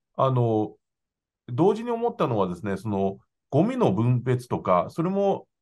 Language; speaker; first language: Japanese; non-native, fluent; Chinese